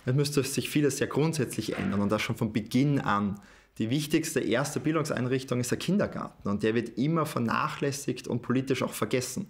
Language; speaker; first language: German; native; German